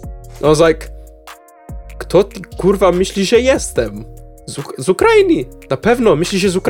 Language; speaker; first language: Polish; non-native, learner; Czech